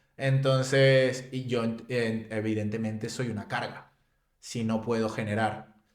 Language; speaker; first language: Spanish; native; Spanish